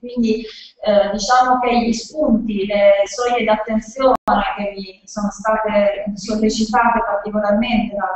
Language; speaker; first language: Italian; native; Italian